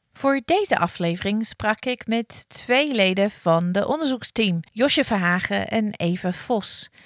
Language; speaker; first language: Dutch; non-native, fluent; English